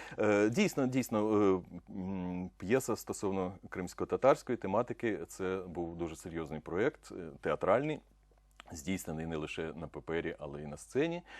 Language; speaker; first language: Ukrainian; non-native, local second language; Russian